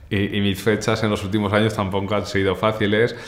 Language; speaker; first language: Spanish; native; Spanish